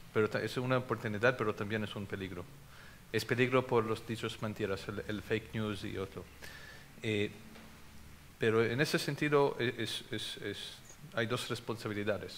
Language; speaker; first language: Spanish; non-native, fluent; Hebrew